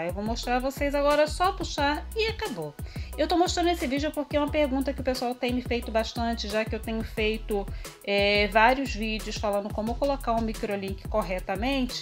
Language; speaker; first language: Portuguese; native; Portuguese